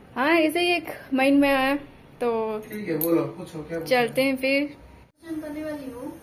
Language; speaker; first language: Hindi; non-native, local second language; Odia